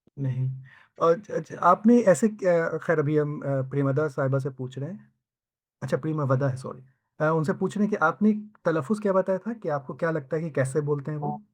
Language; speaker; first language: Hindi; native; Hindi